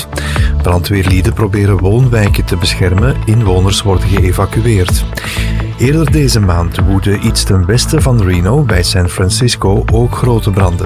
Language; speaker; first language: Dutch; native; Dutch